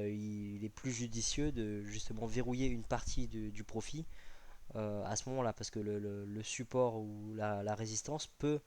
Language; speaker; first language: French; native; French